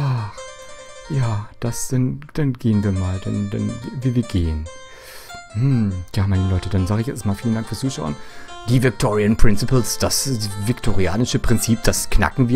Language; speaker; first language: German; native; German